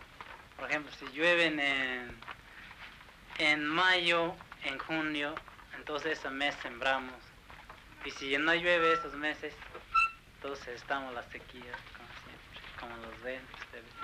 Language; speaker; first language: Spanish; non-native, local second language; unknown